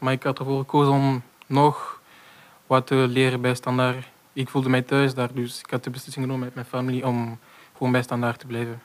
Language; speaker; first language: Dutch; non-native, local second language; French